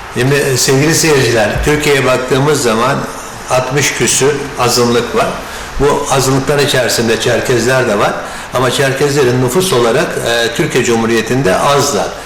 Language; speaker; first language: Turkish; native; Turkish